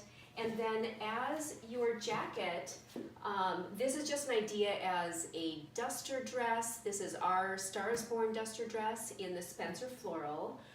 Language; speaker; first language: English; native; English